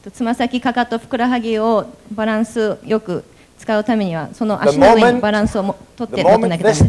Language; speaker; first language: Japanese; native; Japanese